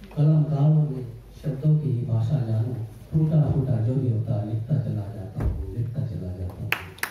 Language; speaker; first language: Hindi; non-native, local second language; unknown